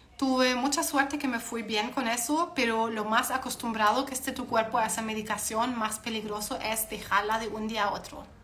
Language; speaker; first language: Spanish; non-native, fluent; German